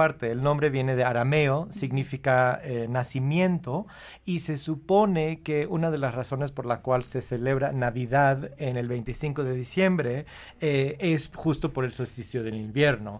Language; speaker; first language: Spanish; non-native, fluent; English